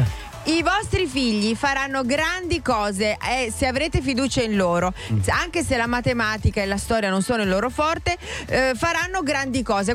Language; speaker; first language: Italian; native; Italian